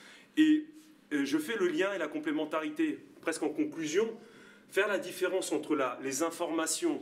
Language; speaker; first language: French; native; French